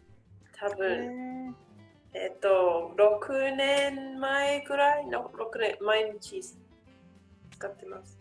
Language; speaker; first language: Japanese; non-native, learner; English